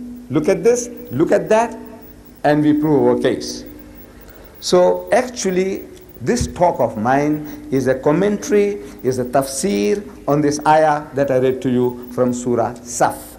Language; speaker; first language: English; early bilingual, other home language; Gujarati